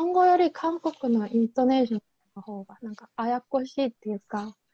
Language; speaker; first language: Japanese; non-native, fluent; Korean